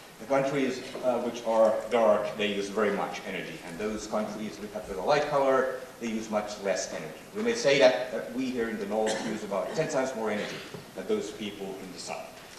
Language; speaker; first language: English; non-native, fluent; Swedish